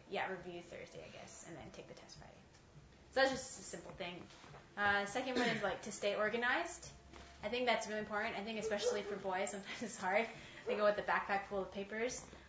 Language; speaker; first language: English; early bilingual, other home language; Chinese